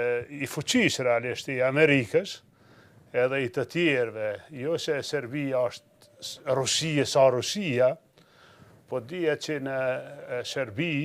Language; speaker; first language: Albanian; native; Albanian